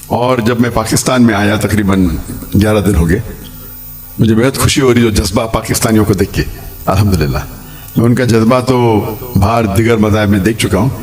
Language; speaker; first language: Urdu; non-native, local second language; English